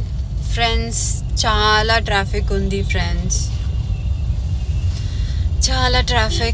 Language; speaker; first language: Telugu; non-native, learner; Kannada